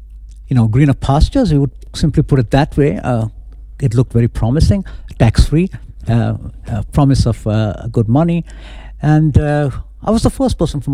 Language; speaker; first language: English; non-native, local second language; Konkani